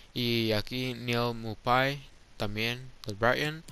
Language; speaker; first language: Spanish; early bilingual, heritage; Spanish